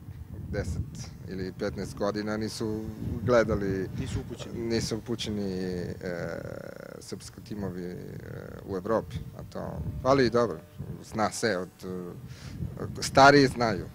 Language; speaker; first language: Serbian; non-native, learner; Italian